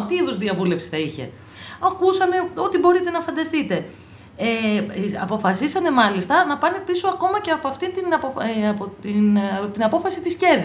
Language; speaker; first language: Greek; native; Greek